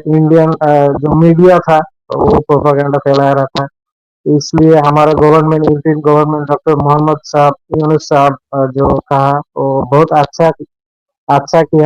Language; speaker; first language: Hindi; non-native, learner; Bangla